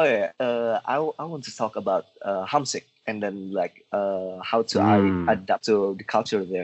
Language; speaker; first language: English; non-native, learner; Indonesian